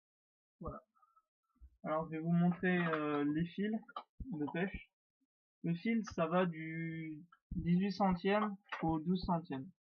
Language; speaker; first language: French; native; French